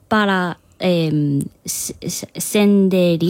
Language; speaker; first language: Spanish; non-native, learner; Korean